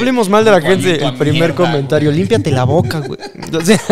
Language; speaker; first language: Spanish; native; Spanish